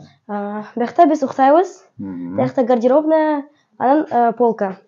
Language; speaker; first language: Kyrgyz; early bilingual, heritage; Kyrgyz